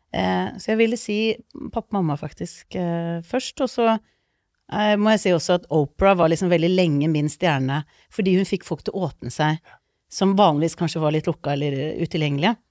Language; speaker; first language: Norwegian; early bilingual, other home language; Icelandic